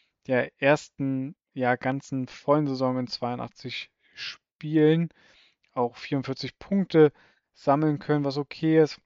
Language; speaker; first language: German; native; German